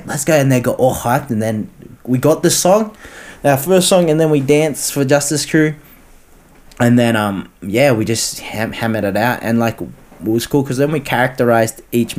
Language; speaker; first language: English; native; English